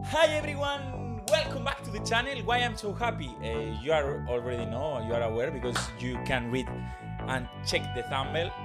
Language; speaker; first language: English; non-native, fluent; Spanish